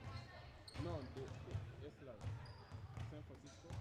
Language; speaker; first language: Portuguese; non-native, learner; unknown